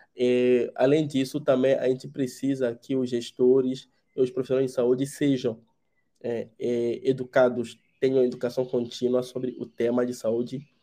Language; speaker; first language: Portuguese; non-native, fluent; Ewe